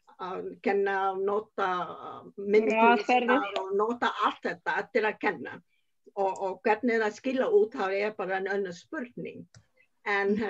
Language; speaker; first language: Icelandic; non-native, learner; Vietnamese